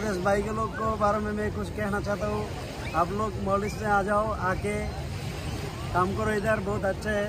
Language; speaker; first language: Hindi; non-native, learner; Bangla